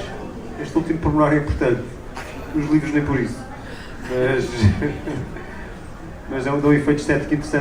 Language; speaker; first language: Portuguese; native; Portuguese